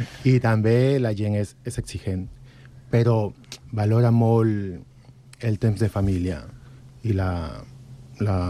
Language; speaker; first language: Catalan; non-native, fluent; Spanish